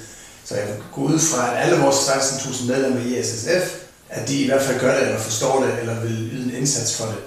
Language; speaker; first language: Danish; native; Danish